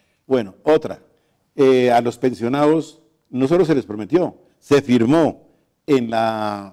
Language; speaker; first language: Spanish; native; Spanish